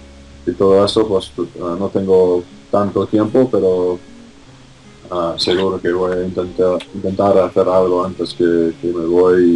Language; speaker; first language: Spanish; non-native, fluent; English